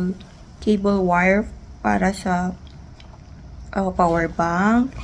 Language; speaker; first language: Filipino; native; Filipino